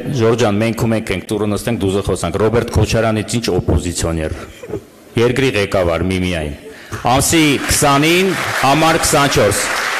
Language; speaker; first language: Armenian; native; Armenian